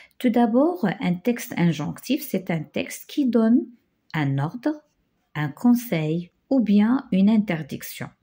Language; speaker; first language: French; non-native, local second language; Arabic